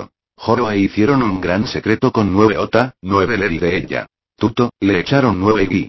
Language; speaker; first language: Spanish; native; Spanish